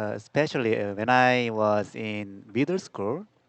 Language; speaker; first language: English; non-native, learner; Korean